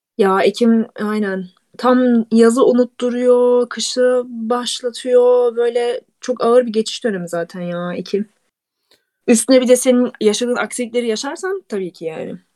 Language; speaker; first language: Turkish; native; Turkish